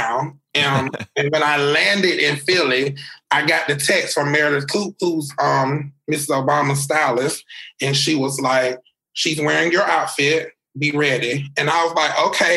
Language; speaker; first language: English; native; English